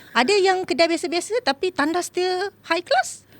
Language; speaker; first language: Malay; native; Malay